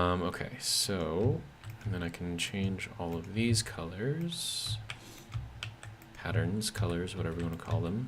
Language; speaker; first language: English; native; English